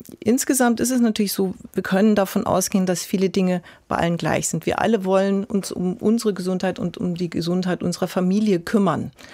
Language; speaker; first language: German; native; German